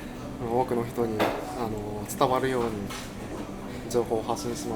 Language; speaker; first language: Japanese; native; Japanese